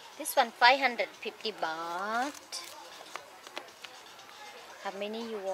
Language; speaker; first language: English; non-native, learner; Thai